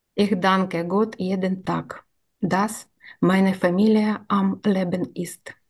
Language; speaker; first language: German; non-native, learner; Ukrainian